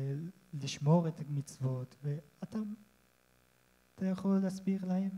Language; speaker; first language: Hebrew; non-native, learner; Korean